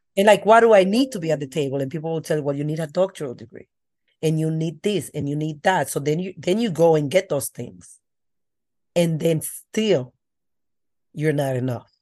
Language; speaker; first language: English; non-native, fluent; Spanish